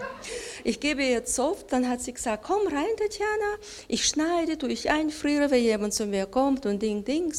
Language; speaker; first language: German; non-native, learner; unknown